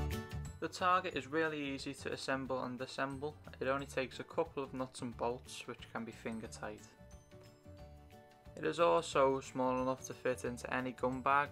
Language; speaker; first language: English; native; English